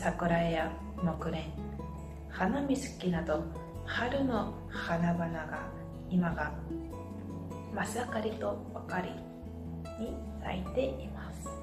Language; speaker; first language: Japanese; non-native, fluent; Mongolian